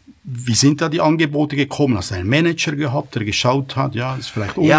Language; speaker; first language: German; native; German